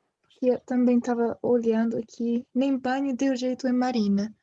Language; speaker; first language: Portuguese; non-native, fluent; English